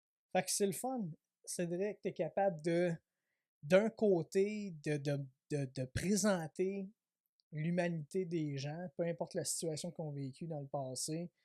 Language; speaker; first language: French; native; French